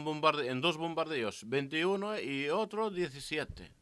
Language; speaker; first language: Spanish; non-native, learner; Arabic